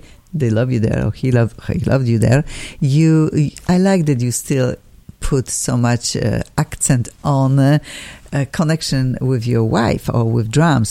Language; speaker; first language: English; non-native, fluent; Polish